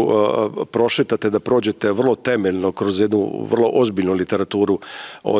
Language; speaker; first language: Serbian; native; Serbian